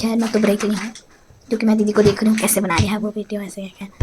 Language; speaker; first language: Hindi; native; Hindi